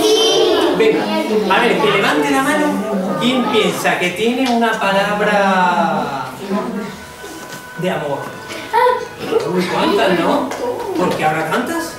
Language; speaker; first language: Spanish; native; Spanish